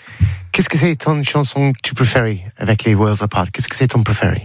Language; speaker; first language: French; non-native, learner; English